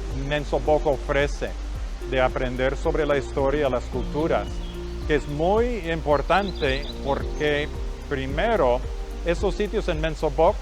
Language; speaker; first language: Spanish; non-native, fluent; English